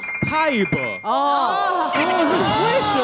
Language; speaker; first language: Chinese; non-native, fluent; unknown